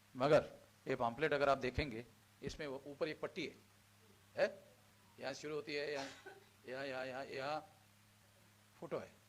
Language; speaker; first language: Hindi; non-native, local second language; Marathi